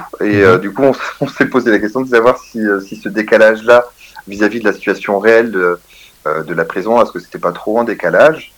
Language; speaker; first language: French; native; French